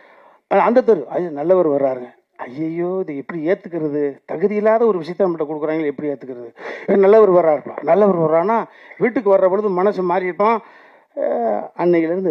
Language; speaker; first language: Tamil; native; Tamil